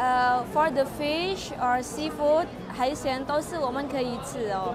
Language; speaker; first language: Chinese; non-native, learner; Indonesian